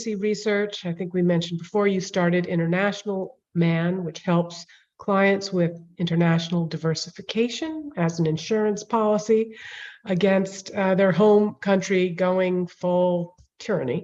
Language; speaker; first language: English; native; English